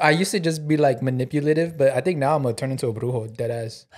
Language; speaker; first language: English; early bilingual, other home language; Spanish